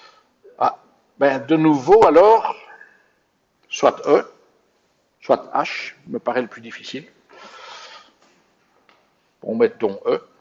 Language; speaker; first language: French; native; French